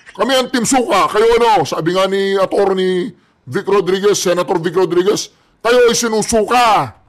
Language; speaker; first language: Filipino; native; Filipino